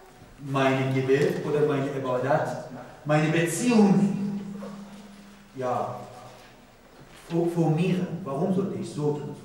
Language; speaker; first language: German; non-native, fluent; Persian